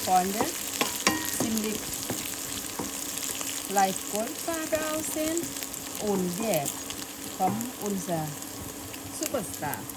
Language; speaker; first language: German; non-native, learner; Thai